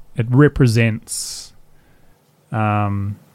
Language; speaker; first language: English; native; English